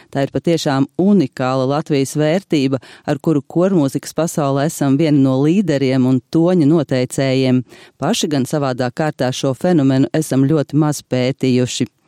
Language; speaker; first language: Latvian; native; Latvian